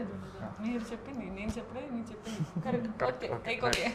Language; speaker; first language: Telugu; non-native, learner; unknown